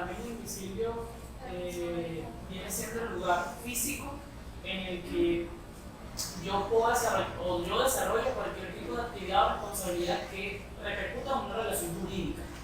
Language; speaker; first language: Spanish; native; Spanish